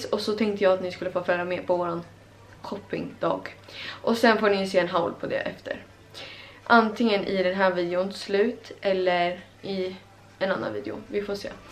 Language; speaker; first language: Swedish; native; Swedish